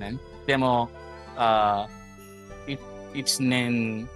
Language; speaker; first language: Japanese; early bilingual, heritage; English